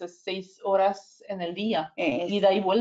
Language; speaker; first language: Spanish; non-native, fluent; French